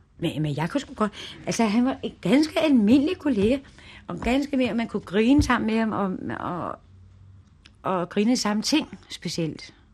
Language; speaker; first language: Danish; native; Danish